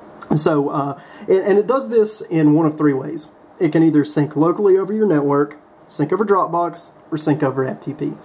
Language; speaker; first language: English; native; English